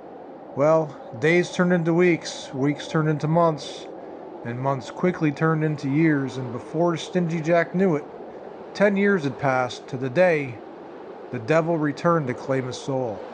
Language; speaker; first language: English; native; English